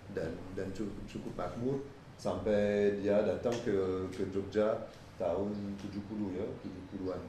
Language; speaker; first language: Indonesian; non-native, fluent; French